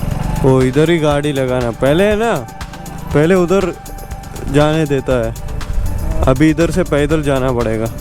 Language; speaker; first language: Hindi; non-native, local second language; Malayalam